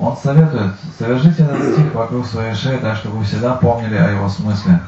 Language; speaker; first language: Russian; native; Russian